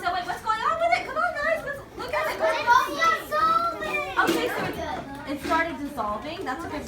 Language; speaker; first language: English; native; English